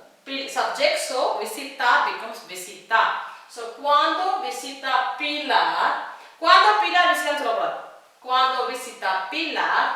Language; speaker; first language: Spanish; non-native, fluent; Tamil